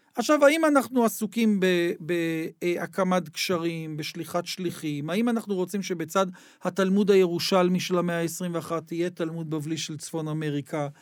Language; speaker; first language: Hebrew; native; Hebrew